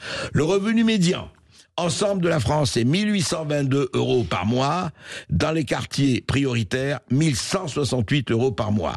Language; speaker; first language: French; native; French